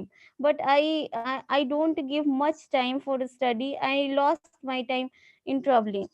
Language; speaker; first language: English; non-native, learner; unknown